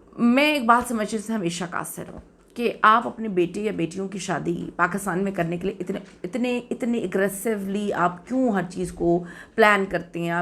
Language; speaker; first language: Urdu; native; Urdu